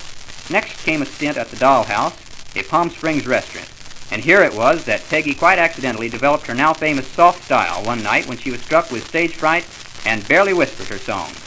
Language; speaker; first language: English; native; English